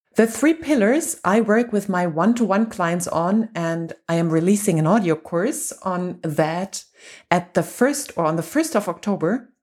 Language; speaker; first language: English; non-native, fluent; German